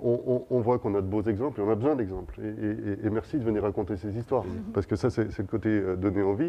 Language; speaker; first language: French; native; French